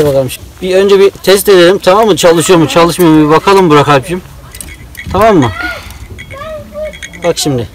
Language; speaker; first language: Turkish; native; Turkish